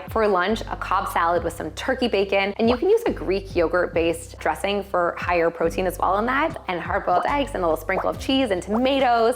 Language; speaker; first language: English; native; English